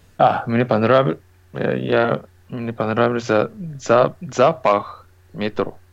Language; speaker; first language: Russian; non-native, learner; Japanese